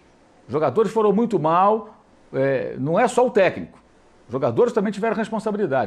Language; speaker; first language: Portuguese; native; Portuguese